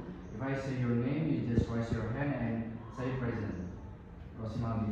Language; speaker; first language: English; non-native, learner; Indonesian